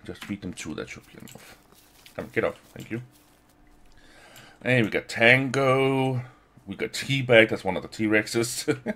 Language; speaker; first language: English; non-native, fluent; Danish